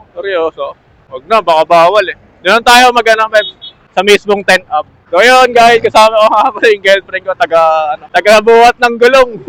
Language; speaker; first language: Filipino; native; Filipino